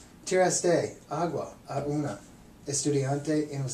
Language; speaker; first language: Spanish; non-native, learner; English